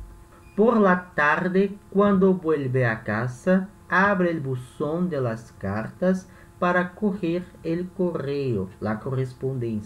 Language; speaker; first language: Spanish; non-native, fluent; Portuguese